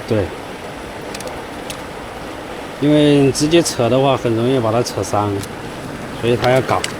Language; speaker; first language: Chinese; native; Chinese